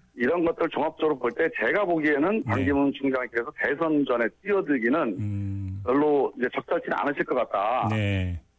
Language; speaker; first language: Korean; native; Korean